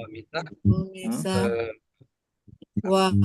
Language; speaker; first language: Arabic; non-native, learner; Indonesian